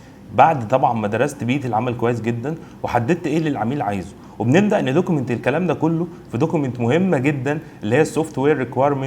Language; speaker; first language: Arabic; native; Arabic